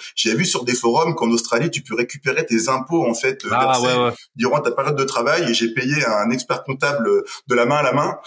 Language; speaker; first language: French; native; French